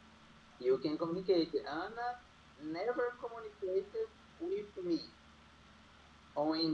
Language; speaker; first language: English; non-native, learner; Portuguese